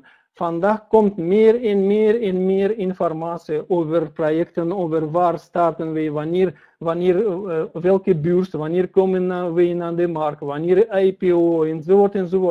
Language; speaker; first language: Dutch; non-native, learner; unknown